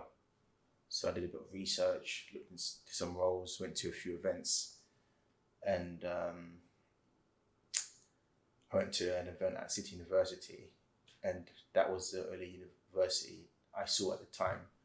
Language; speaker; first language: English; native; English